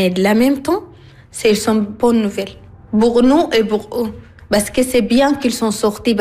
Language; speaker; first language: French; non-native, learner; Arabic